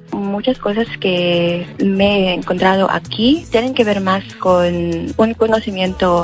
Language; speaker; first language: Spanish; non-native, fluent; Filipino